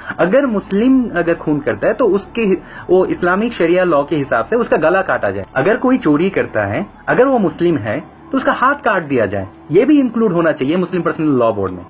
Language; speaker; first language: Hindi; non-native, fluent; Bangla